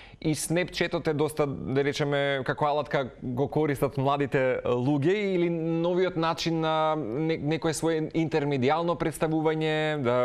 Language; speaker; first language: Macedonian; native; Macedonian